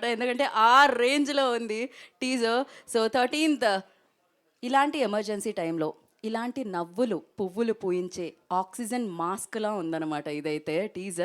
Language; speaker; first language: Telugu; native; Telugu